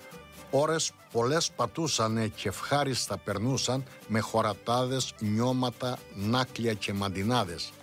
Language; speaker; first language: Greek; native; Greek